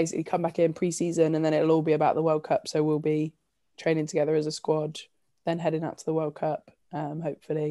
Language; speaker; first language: English; native; English